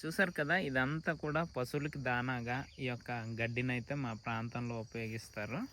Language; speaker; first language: Telugu; native; Telugu